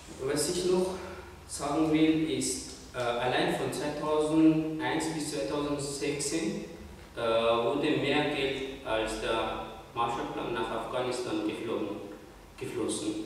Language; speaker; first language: German; non-native, fluent; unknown